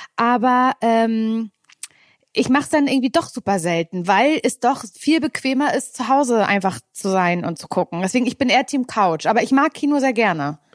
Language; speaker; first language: German; native; German